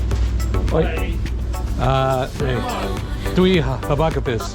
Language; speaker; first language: Dutch; non-native, learner; English